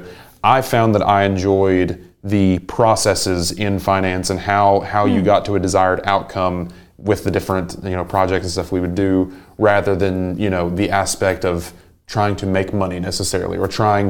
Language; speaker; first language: English; native; English